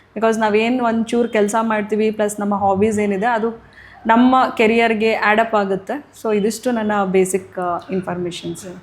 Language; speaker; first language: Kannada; non-native, local second language; Lambadi